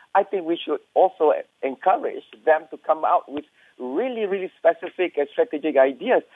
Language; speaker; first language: English; non-native, local second language; Malay